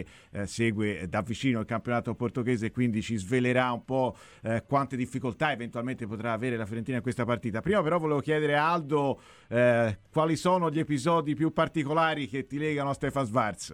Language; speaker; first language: Italian; native; Italian